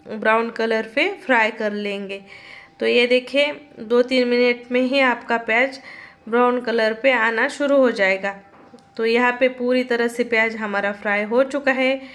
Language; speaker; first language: Hindi; non-native, local second language; Marathi